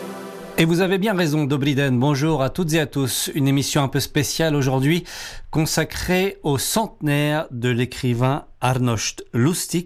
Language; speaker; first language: French; native; French